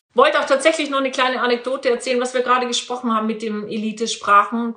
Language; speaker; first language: German; native; German